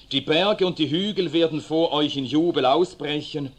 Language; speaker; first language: German; early bilingual, other home language; Swedish